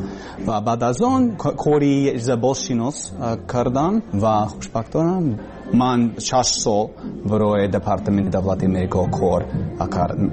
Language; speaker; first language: Persian; non-native, learner; English